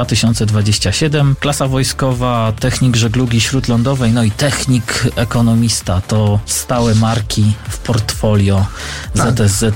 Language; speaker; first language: Polish; native; Polish